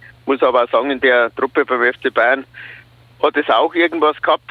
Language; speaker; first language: German; native; German